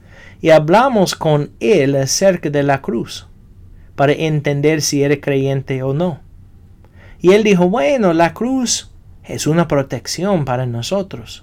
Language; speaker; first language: Spanish; non-native, fluent; English